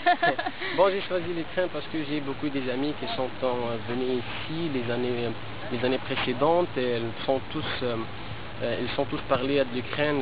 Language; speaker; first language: French; non-native, local second language; Arabic